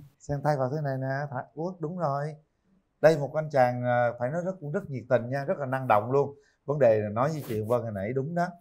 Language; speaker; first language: Vietnamese; native; Vietnamese